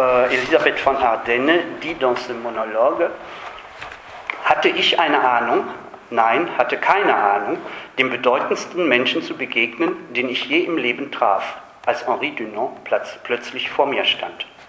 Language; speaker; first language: German; native; German